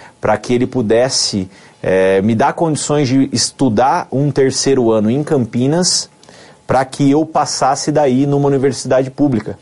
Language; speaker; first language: Portuguese; native; Portuguese